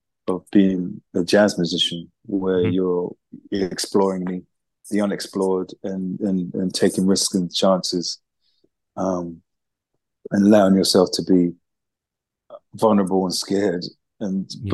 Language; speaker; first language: English; native; English